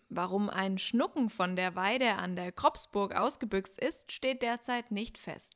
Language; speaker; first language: German; native; German